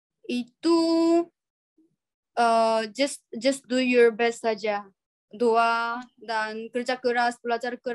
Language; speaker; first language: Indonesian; non-native, learner; Korean